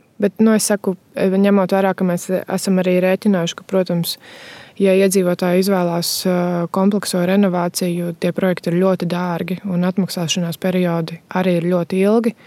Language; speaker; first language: Latvian; native; Latvian